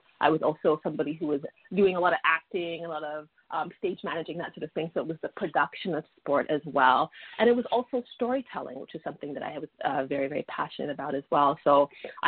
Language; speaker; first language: English; native; English